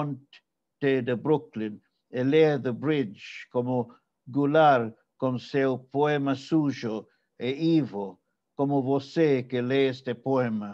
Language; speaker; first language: Portuguese; non-native, fluent; English